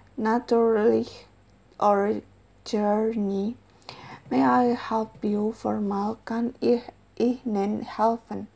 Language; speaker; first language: German; non-native, learner; Indonesian